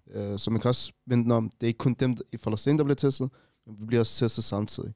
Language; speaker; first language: Danish; early bilingual, other home language; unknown